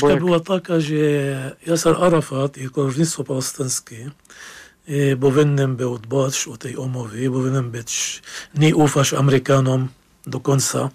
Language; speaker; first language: Polish; non-native, fluent; Arabic